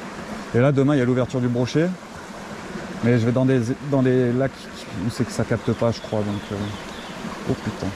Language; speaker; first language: French; native; French